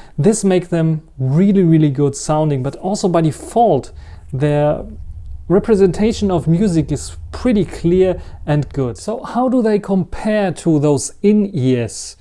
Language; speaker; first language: English; non-native, fluent; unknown